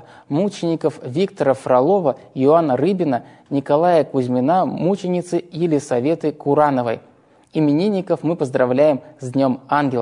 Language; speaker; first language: Russian; native; Russian